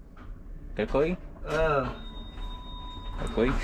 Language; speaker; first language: Russian; non-native, learner; Hindi